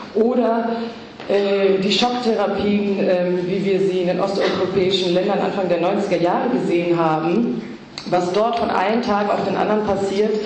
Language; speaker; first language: German; non-native, fluent; Greek